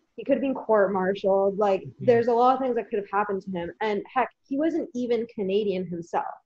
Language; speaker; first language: English; native; English